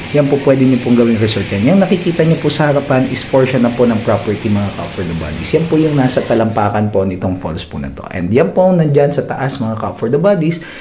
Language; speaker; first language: Filipino; native; Filipino